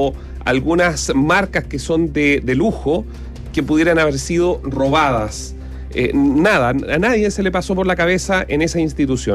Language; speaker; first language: Spanish; native; Spanish